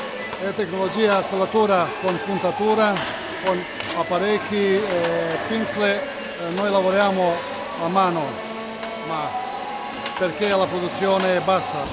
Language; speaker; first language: Italian; non-native, learner; Serbian